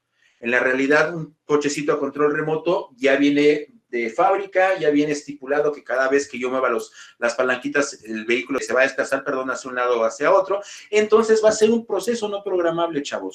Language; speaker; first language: Spanish; native; Spanish